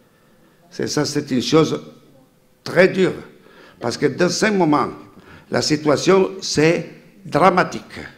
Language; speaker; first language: French; non-native, fluent; Italian